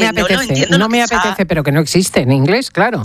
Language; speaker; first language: Spanish; native; Spanish